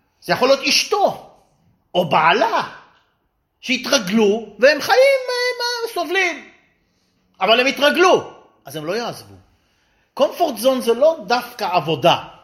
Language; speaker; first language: Hebrew; native; Hebrew